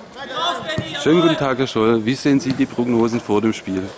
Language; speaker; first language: German; native; German